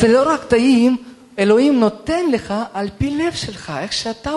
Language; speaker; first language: Hebrew; non-native, fluent; Russian